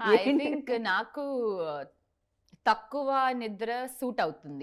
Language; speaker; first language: Telugu; non-native, learner; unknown